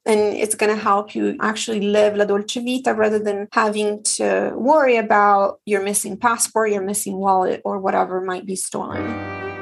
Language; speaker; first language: English; non-native, fluent; Italian